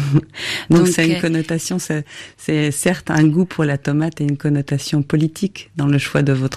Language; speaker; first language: French; native; French